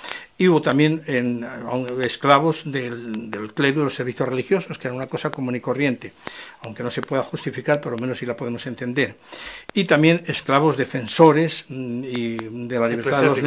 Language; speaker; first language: Spanish; native; Spanish